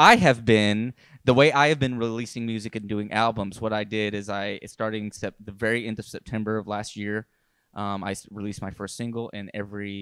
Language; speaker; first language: English; native; English